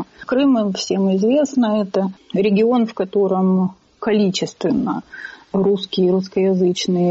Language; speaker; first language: Russian; native; Russian